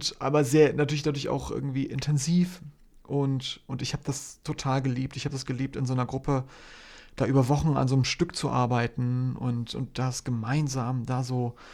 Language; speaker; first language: German; early bilingual, other home language; Polish